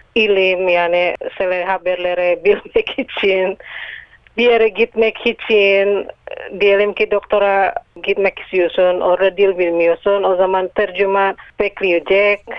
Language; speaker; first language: Turkish; non-native, learner; Indonesian